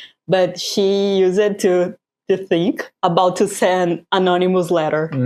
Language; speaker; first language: English; non-native, fluent; Portuguese